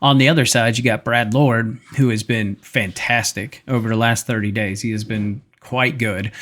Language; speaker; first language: English; native; English